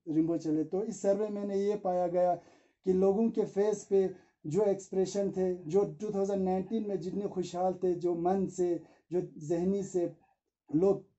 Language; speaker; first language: Hindi; non-native, local second language; Ladakhi